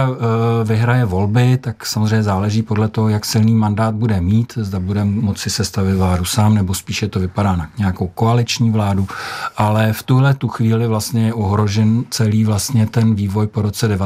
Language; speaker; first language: Czech; native; Czech